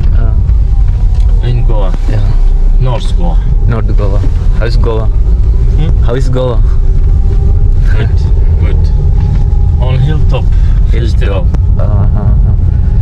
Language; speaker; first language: English; non-native, learner; Malayalam